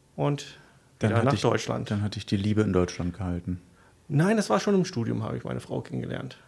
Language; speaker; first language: German; non-native, fluent; English